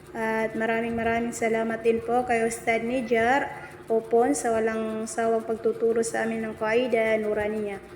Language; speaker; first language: Filipino; non-native, local second language; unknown